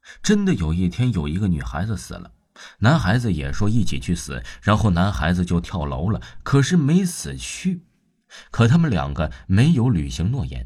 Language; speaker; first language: Chinese; non-native, local second language; Cantonese